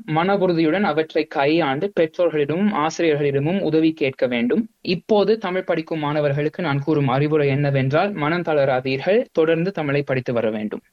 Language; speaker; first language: Tamil; early bilingual, heritage; Tamil